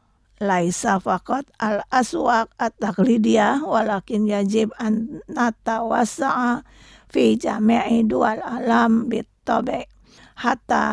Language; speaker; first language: Arabic; non-native, fluent; Indonesian